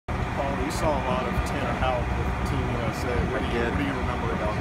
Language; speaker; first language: English; native; English